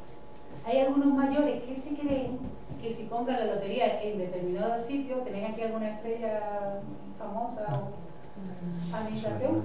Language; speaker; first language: Spanish; native; Spanish